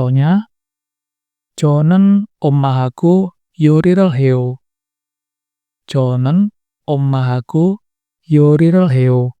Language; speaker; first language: Korean; non-native, fluent; Indonesian